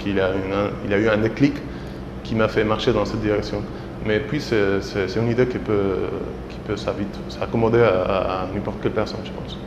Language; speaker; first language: French; non-native, fluent; Spanish